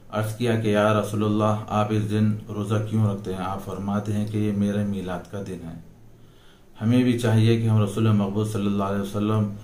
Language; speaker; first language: Urdu; native; Urdu